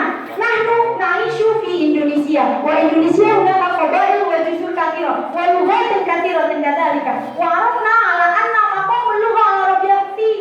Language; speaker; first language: Arabic; non-native, learner; Indonesian